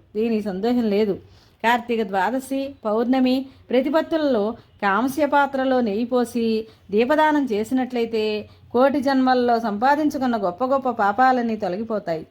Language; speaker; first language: Telugu; native; Telugu